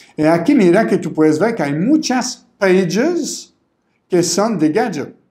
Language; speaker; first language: Spanish; non-native, fluent; French